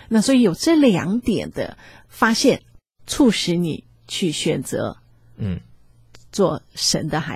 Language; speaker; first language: Chinese; native; Chinese